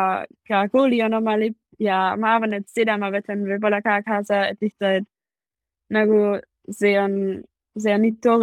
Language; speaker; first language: Estonian; non-native, learner; German